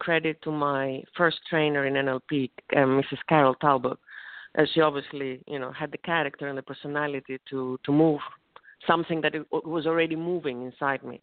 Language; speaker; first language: English; non-native, fluent; Greek